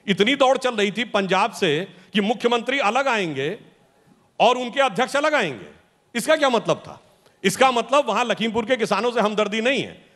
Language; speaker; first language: Hindi; native; Hindi